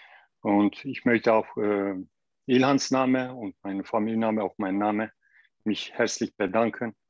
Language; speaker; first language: German; non-native, learner; Turkish